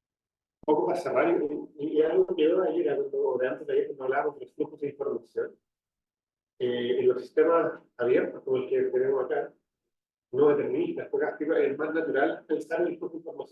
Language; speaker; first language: Spanish; native; Spanish